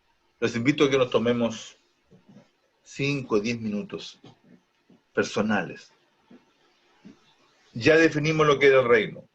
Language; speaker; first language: Spanish; native; Spanish